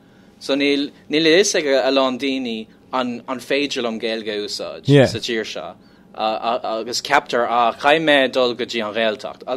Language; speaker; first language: Irish; non-native, learner; English